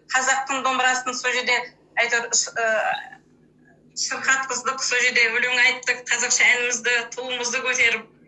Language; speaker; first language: Kazakh; non-native, local second language; Russian